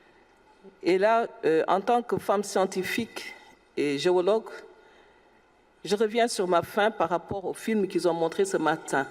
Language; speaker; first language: French; non-native, local second language; Wolof